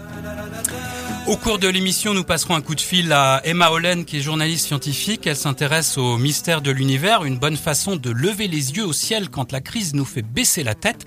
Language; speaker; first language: French; native; French